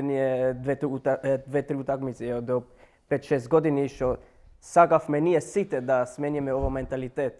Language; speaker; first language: Macedonian; non-native, learner; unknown